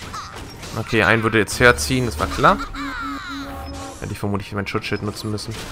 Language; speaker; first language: German; native; German